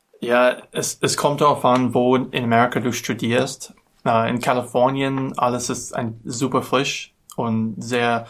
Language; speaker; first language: German; non-native, learner; English